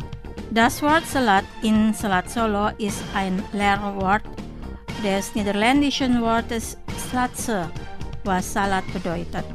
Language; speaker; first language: German; non-native, fluent; Indonesian